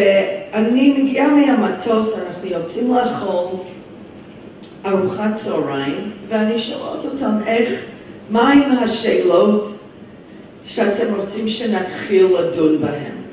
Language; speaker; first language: Hebrew; non-native, fluent; English